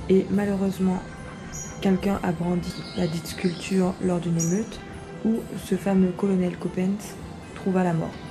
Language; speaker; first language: French; native; French